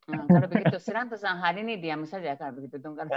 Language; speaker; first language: Indonesian; non-native, fluent; Japanese